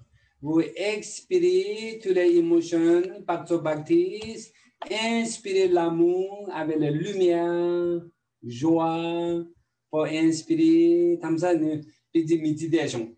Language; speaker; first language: French; non-native, learner; Tibetan